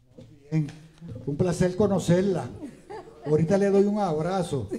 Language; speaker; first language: Spanish; native; Spanish